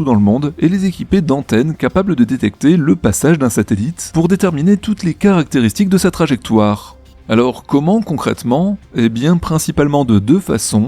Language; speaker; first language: French; native; French